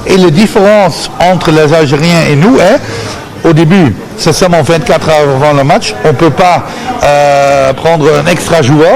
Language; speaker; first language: French; non-native, fluent; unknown